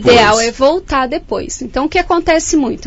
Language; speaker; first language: Portuguese; native; Portuguese